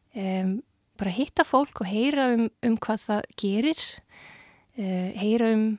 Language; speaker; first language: Icelandic; non-native, fluent; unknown